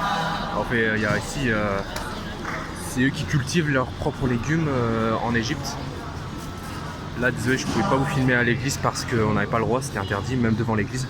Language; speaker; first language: French; native; French